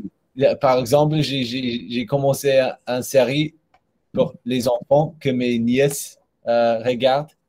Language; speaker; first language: French; non-native, learner; English